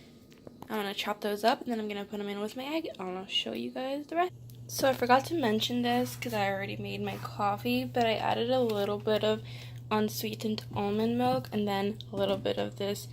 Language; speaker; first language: English; native; English